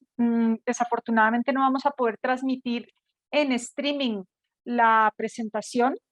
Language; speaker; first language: Spanish; native; Spanish